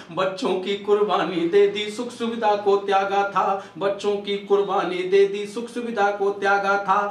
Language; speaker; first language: Hindi; native; Hindi